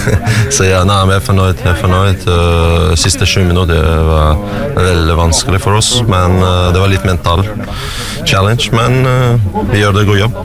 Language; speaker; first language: Norwegian; non-native, learner; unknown